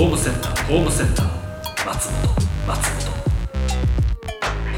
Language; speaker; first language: Japanese; native; Japanese